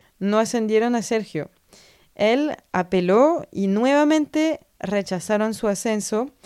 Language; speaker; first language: Spanish; non-native, fluent; French